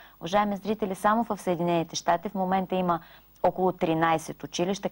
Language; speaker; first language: Bulgarian; native; Bulgarian